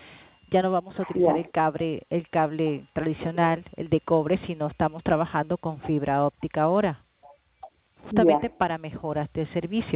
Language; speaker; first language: Spanish; native; Spanish